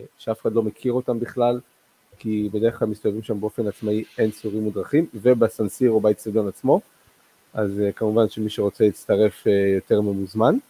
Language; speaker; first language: Hebrew; non-native, local second language; Arabic